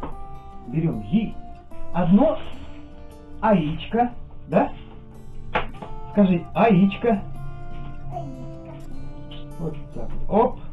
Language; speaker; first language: Russian; native; Russian